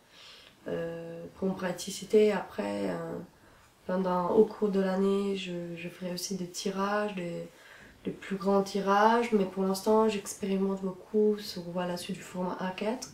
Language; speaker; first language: French; non-native, fluent; Italian